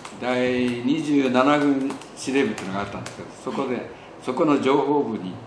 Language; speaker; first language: Japanese; native; Japanese